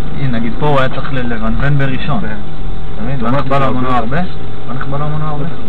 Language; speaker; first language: Hebrew; native; Hebrew